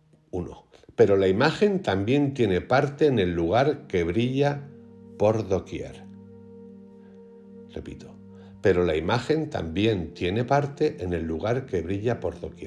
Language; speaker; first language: Spanish; native; Spanish